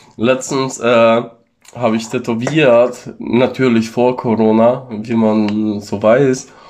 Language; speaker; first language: German; non-native, local second language; Ladin